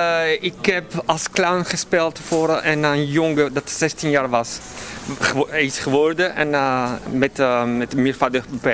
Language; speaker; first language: Dutch; non-native, fluent; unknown